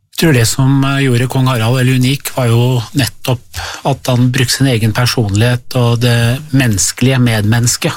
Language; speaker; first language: Norwegian; early bilingual, other home language; Persian